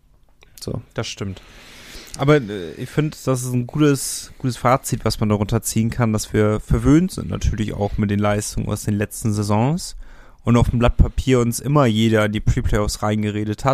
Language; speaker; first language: German; native; German